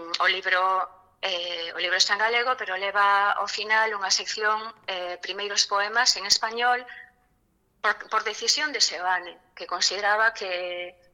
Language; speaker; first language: Galician; non-native, local second language; Spanish